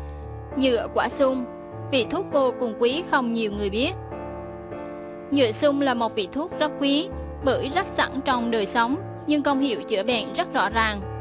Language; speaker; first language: Vietnamese; native; Vietnamese